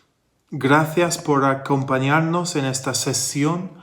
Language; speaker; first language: Spanish; non-native, fluent; English